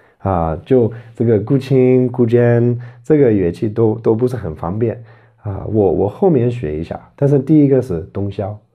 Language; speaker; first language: Chinese; non-native, fluent; English